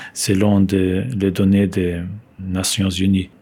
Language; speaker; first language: French; non-native, fluent; Portuguese